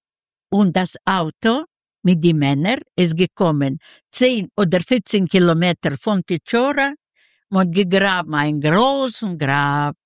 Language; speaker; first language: German; non-native, learner; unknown